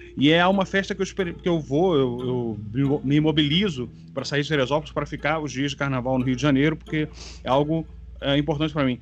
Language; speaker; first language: Portuguese; native; Portuguese